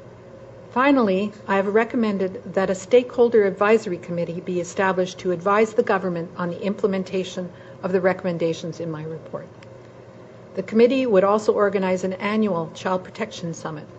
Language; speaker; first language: English; native; English